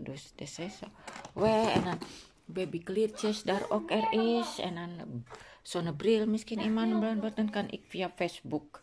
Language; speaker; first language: Dutch; non-native, learner; Indonesian